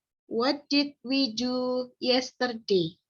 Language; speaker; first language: English; non-native, fluent; Indonesian